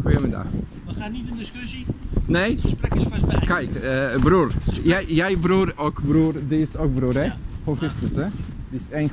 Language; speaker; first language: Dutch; non-native, learner; Polish